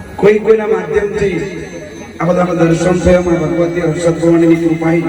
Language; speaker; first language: Gujarati; native; Gujarati